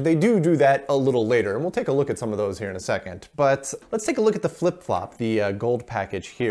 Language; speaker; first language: English; native; English